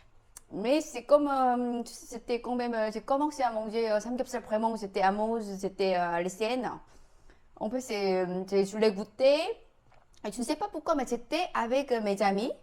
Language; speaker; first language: French; non-native, learner; Korean